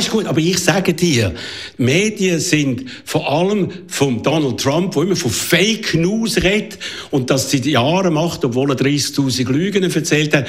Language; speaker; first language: German; native; German